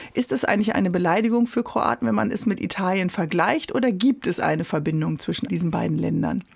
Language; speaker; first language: German; native; German